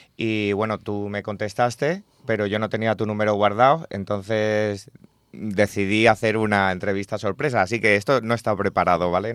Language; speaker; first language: Spanish; native; Spanish